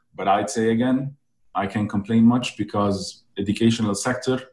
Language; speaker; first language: English; non-native, fluent; Arabic